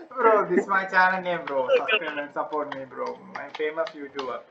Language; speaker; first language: English; non-native, learner; Malayalam